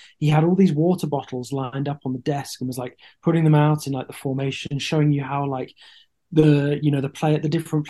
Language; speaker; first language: English; native; English